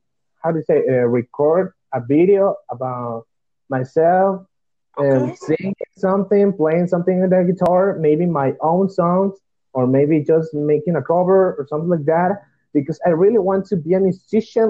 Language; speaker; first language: English; non-native, learner; Spanish